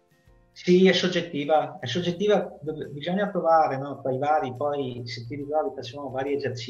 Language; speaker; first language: Italian; native; Italian